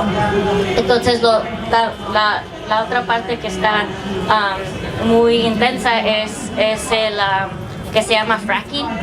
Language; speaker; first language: Spanish; early bilingual, heritage; English